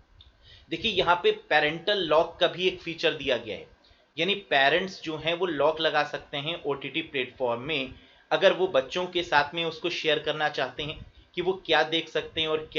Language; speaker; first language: Hindi; native; Hindi